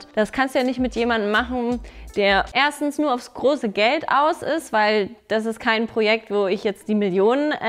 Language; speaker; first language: German; native; German